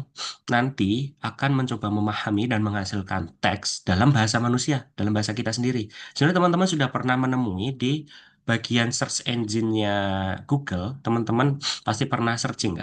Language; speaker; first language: Indonesian; native; Indonesian